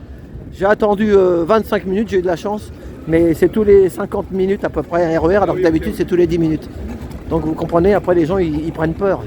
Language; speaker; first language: French; native; French